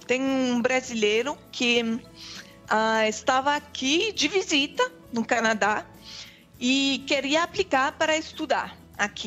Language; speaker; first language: Portuguese; non-native, fluent; French